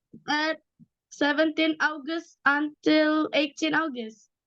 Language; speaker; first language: English; non-native, learner; Indonesian